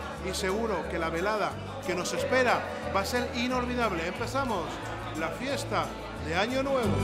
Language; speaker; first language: Spanish; native; Spanish